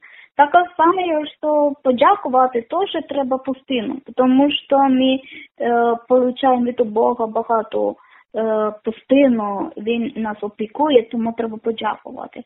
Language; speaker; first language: Ukrainian; non-native, learner; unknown